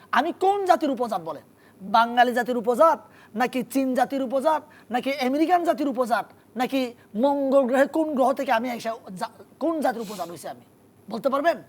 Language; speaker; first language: Bangla; non-native, local second language; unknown